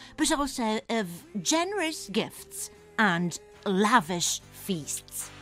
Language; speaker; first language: English; non-native, fluent; Romanian